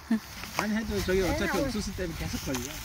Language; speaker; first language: Korean; native; Korean